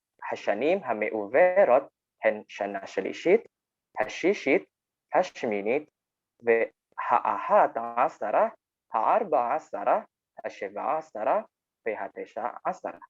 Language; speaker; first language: Hebrew; non-native, learner; Indonesian